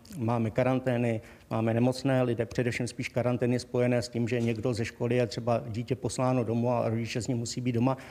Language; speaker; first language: Czech; native; Czech